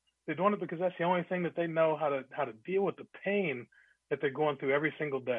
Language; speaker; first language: English; native; English